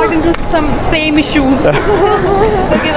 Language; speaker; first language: English; non-native, local second language; Malayalam